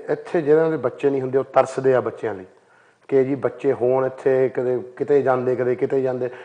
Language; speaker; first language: Punjabi; early bilingual, heritage; Punjabi